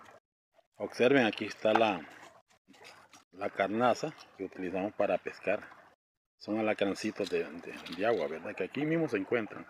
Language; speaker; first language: Spanish; native; Spanish